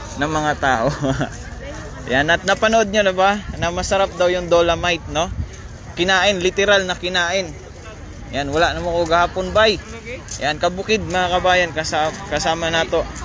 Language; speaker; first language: Filipino; non-native, local second language; Cebuano